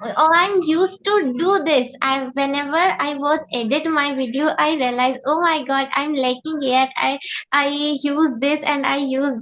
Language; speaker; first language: English; non-native, learner; Hindi